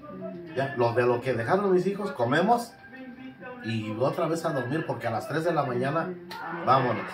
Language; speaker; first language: Spanish; native; Spanish